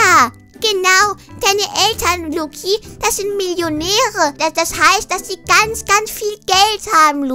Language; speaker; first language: German; native; German